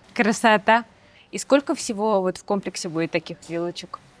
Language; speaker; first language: Russian; native; Russian